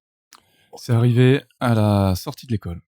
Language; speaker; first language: French; native; French